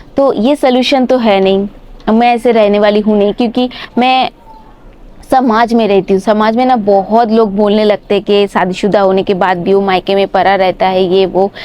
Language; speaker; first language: Hindi; non-native, local second language; Bangla